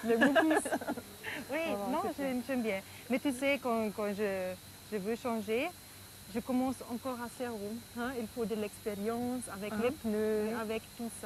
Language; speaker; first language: French; non-native, fluent; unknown